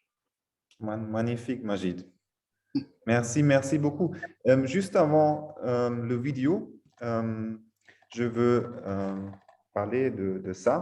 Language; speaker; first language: French; non-native, learner; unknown